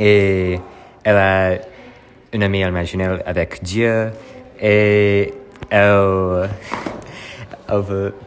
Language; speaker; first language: French; non-native, learner; English